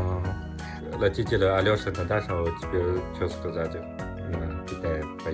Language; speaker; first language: Russian; non-native, learner; Chinese